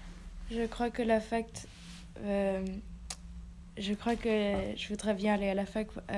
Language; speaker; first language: French; non-native, learner; English